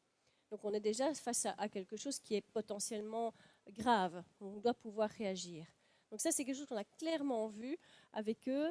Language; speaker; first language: French; native; French